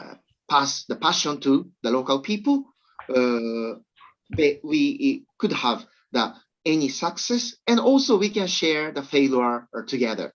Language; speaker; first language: English; non-native, learner; Japanese